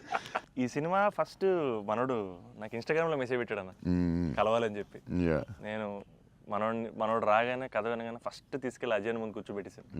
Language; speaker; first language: Telugu; native; Telugu